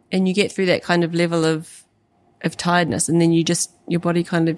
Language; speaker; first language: English; native; English